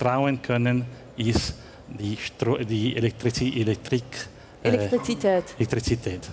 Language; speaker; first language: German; non-native, learner; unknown